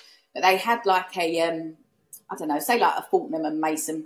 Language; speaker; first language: English; native; English